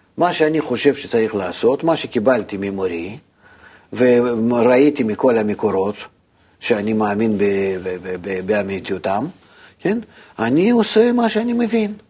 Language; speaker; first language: Hebrew; non-native, fluent; Russian